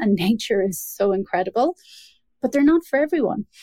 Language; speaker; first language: English; native; English